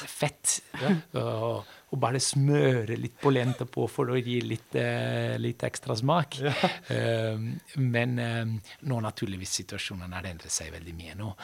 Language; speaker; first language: Norwegian; non-native, fluent; Italian